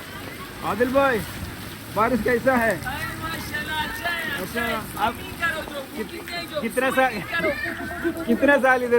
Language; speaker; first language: Hindi; non-native, local second language; Malayalam